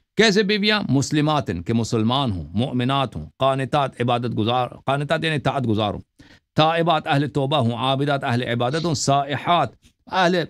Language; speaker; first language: Urdu; non-native, local second language; Punjabi